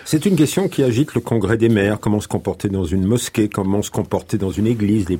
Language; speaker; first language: French; native; French